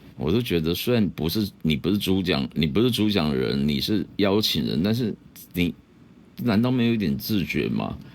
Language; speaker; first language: Chinese; native; Chinese